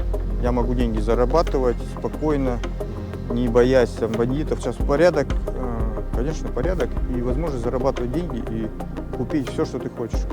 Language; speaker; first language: Russian; native; Russian